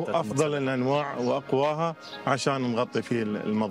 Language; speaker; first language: Arabic; native; Arabic